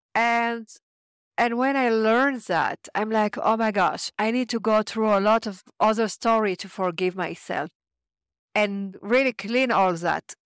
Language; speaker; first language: English; non-native, fluent; French